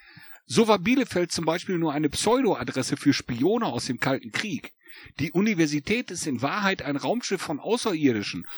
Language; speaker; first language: German; native; German